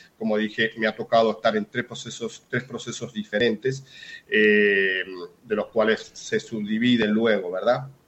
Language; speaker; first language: Spanish; native; Spanish